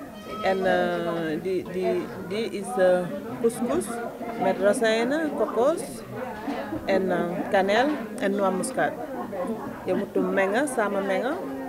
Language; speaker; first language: Dutch; non-native, learner; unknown